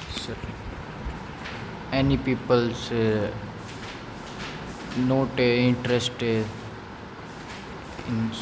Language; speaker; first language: English; non-native, learner; Haryanvi